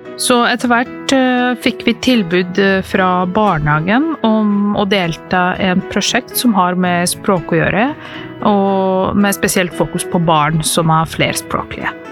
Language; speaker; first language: Norwegian; non-native, fluent; Serbian